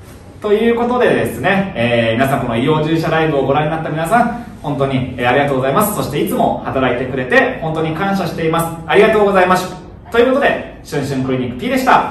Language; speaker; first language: Japanese; native; Japanese